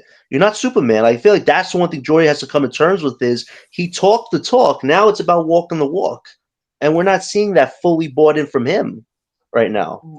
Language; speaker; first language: English; native; English